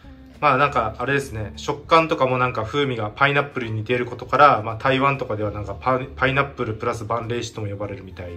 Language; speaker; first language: Japanese; native; Japanese